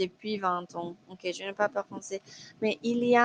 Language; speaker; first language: French; non-native, learner; Spanish